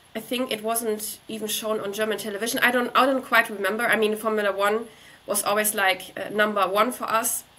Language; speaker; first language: English; non-native, fluent; German